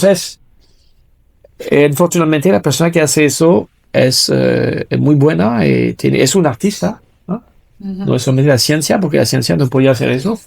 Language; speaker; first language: Spanish; non-native, fluent; French